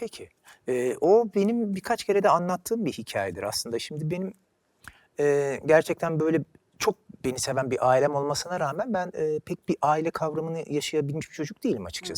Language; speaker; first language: Turkish; native; Turkish